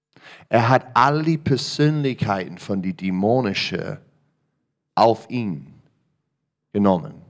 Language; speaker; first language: German; non-native, learner; English